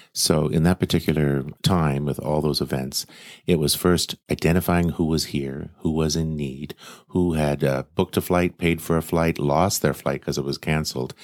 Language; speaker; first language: English; native; English